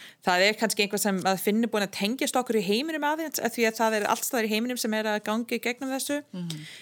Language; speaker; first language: Icelandic; non-native, fluent; English